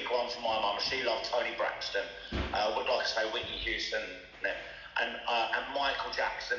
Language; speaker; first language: English; native; English